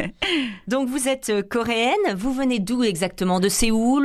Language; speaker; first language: French; non-native, local second language; Korean